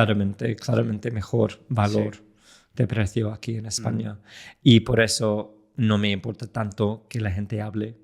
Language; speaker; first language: Spanish; non-native, fluent; English